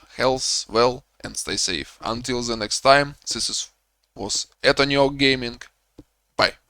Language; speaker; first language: English; non-native, learner; Russian